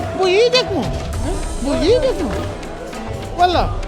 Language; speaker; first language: Turkish; non-native, learner; Urdu